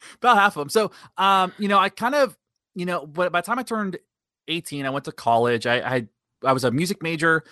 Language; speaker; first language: English; native; English